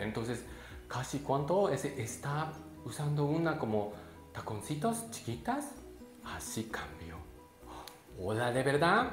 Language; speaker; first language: Spanish; non-native, learner; Japanese